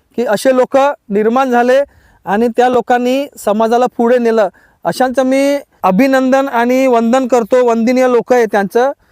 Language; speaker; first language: Marathi; non-native, local second language; Bhili